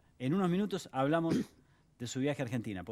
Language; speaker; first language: Spanish; native; Spanish